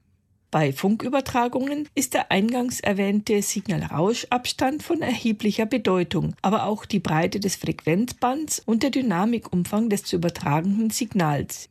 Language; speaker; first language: German; native; German